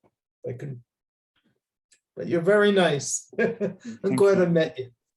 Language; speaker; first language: English; native; English